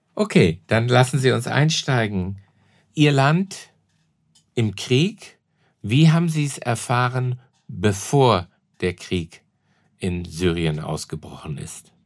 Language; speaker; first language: German; native; German